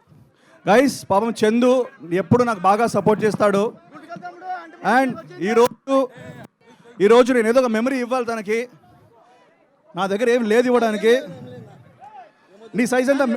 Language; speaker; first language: Telugu; native; Telugu